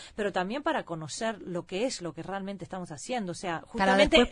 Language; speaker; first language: Spanish; early bilingual, heritage; Swedish